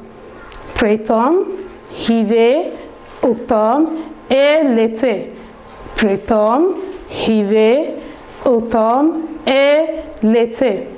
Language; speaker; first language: French; non-native, learner; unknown